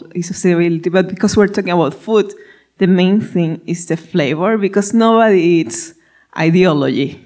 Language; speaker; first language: English; non-native, fluent; Spanish